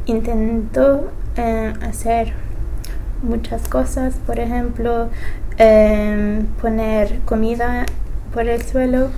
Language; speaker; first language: Spanish; non-native, learner; English